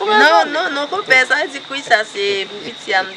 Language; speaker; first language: Haitian Creole; native; Haitian Creole